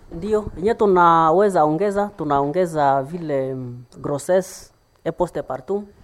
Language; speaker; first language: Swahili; non-native, local second language; Nande